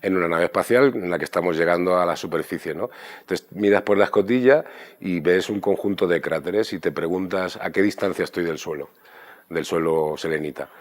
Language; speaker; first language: Spanish; native; Spanish